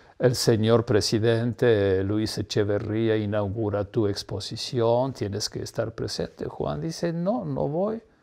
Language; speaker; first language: Spanish; non-native, fluent; Polish